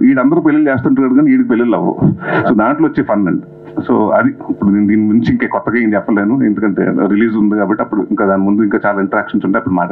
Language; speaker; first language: Telugu; native; Telugu